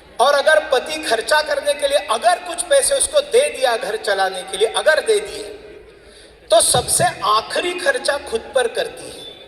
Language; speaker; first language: Hindi; non-native, local second language; Marathi